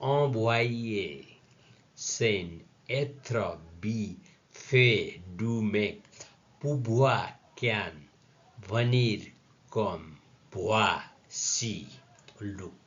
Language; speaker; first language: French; non-native, learner; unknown